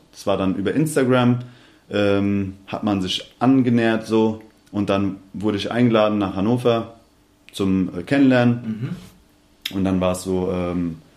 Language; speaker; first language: German; native; German